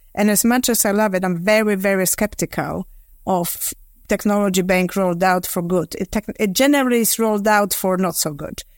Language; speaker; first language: English; non-native, fluent; Polish